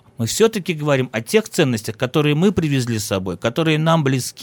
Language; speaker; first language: Russian; native; Russian